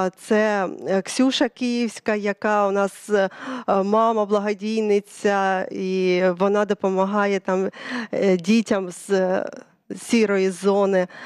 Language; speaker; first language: Ukrainian; early bilingual, other home language; Russian